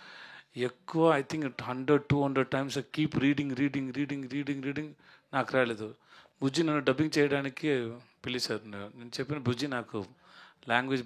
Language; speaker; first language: Telugu; non-native, learner; Tamil